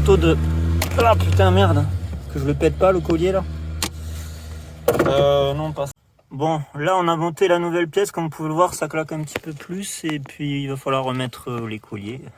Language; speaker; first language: French; native; French